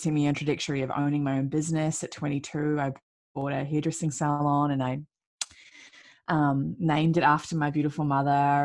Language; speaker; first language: English; native; English